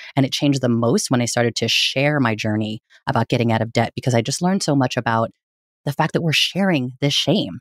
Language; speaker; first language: English; early bilingual, other home language; Filipino